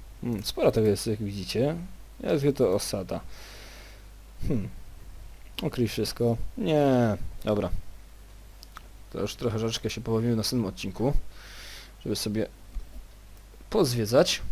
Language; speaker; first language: Polish; native; Polish